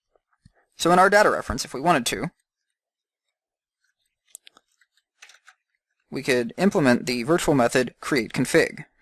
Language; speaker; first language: English; native; English